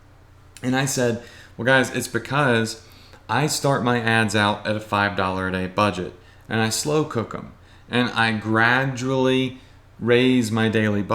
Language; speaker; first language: English; native; English